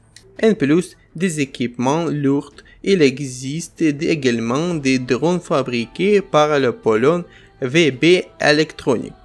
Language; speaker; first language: French; non-native, fluent; Ukrainian